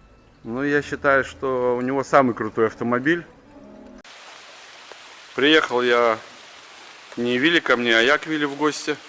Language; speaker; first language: Russian; native; Russian